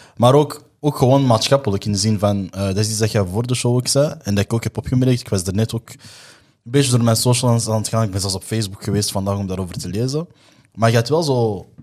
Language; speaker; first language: Dutch; native; Dutch